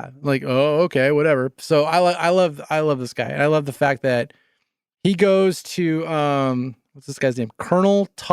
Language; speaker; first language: English; native; English